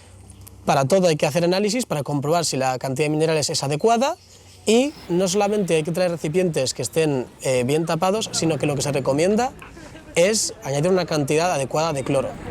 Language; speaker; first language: Spanish; native; Spanish